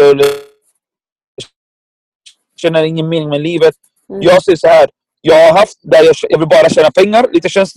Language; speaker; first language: Swedish; non-native, fluent; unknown